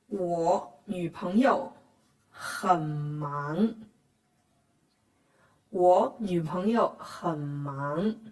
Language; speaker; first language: Chinese; non-native, fluent; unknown